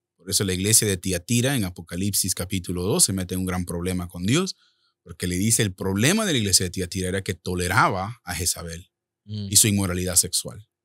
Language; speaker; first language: Spanish; native; Spanish